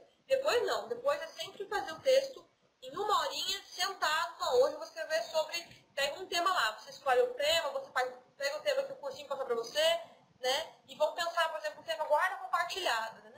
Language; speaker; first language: Portuguese; native; Portuguese